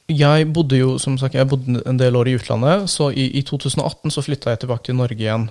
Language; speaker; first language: Norwegian; early bilingual, other home language; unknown